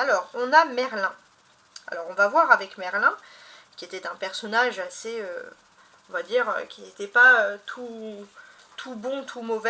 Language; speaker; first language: French; native; French